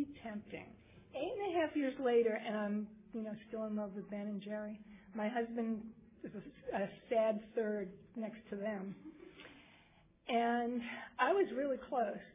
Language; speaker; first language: English; native; English